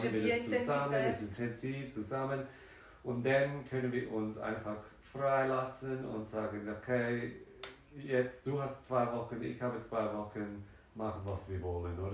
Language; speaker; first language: German; non-native, fluent; French